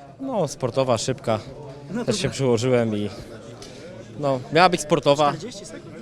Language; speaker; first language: Polish; native; Polish